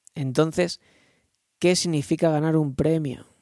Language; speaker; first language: Spanish; native; Spanish